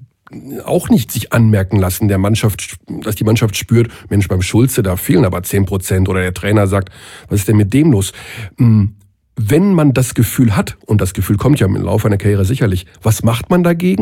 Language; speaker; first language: German; native; German